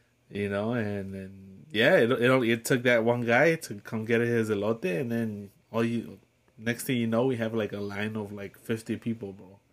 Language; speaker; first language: English; early bilingual, other home language; Spanish